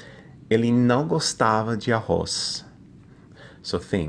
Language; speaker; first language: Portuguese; non-native, fluent; English